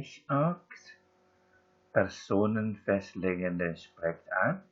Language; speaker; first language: German; non-native, fluent; Indonesian